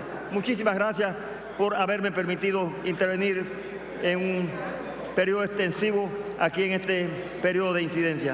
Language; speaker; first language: Spanish; native; Spanish